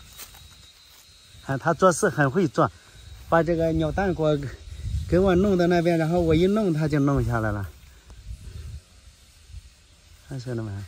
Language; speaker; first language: Chinese; native; Chinese